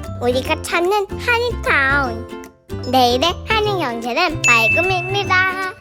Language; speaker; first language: Korean; early bilingual, heritage; Korean